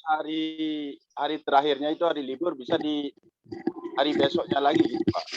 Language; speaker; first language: Indonesian; native; Indonesian